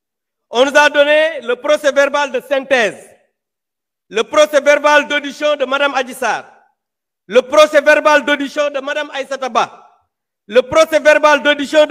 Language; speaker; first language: French; non-native, local second language; Wolof